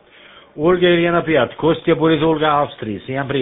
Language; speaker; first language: Russian; non-native, learner; German